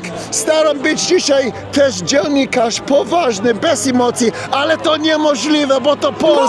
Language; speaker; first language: Polish; non-native, learner; English